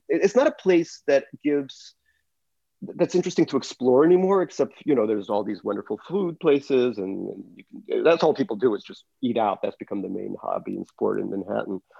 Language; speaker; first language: English; early bilingual, other home language; Russian